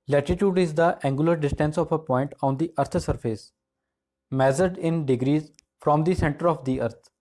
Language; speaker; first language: English; non-native, local second language; Punjabi